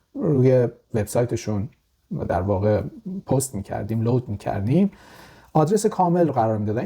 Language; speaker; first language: Persian; native; Persian